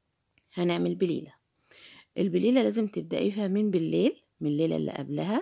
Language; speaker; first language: Arabic; native; Arabic